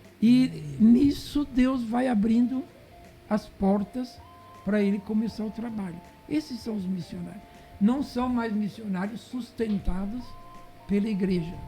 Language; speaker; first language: Portuguese; early bilingual, other home language; Italian